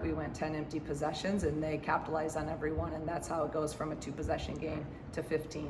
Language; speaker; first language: English; native; English